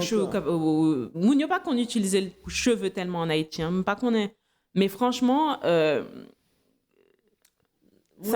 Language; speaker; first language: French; non-native, local second language; Haitian Creole